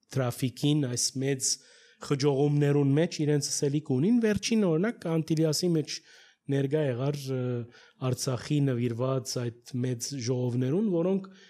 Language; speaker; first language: Armenian; early bilingual, heritage; Armenian